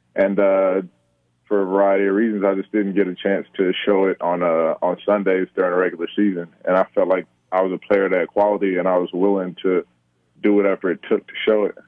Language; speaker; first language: English; native; English